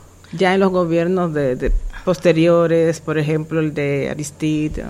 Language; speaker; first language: Spanish; native; Spanish